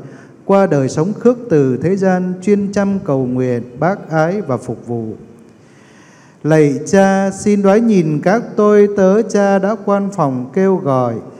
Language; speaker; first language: Vietnamese; native; Vietnamese